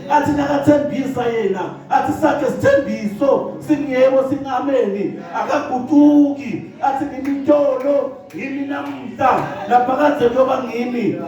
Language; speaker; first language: Zulu; non-native, local second language; Swati